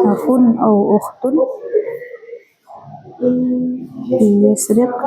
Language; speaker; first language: Arabic; non-native, learner; Indonesian